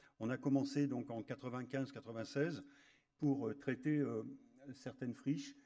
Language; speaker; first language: French; native; French